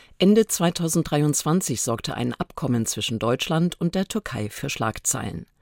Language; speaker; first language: German; native; German